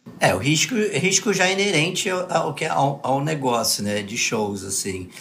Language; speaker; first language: Portuguese; early bilingual, other home language; English